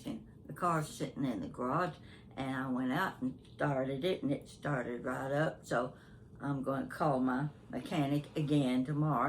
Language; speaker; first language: English; native; English